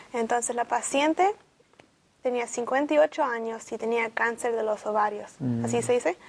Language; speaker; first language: Spanish; early bilingual, heritage; Spanish